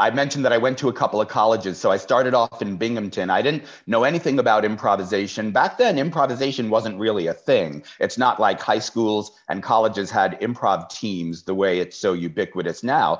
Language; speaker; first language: English; native; English